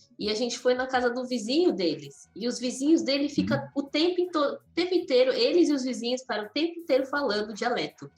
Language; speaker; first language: Portuguese; native; Portuguese